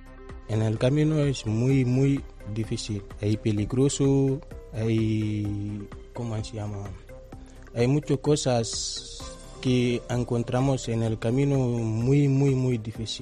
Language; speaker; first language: Spanish; non-native, learner; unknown